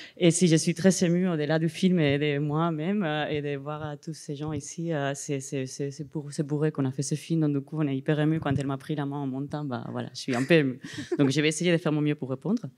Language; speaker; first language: French; non-native, fluent; Spanish